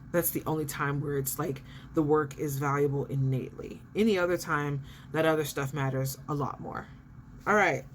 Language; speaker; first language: English; native; English